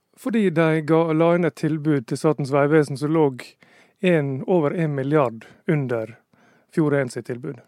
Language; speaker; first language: Norwegian; native; Norwegian